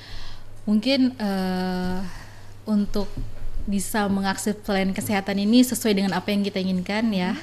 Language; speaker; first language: Indonesian; native; Indonesian